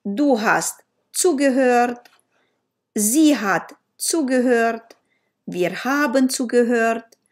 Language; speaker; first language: German; non-native, learner; Romanian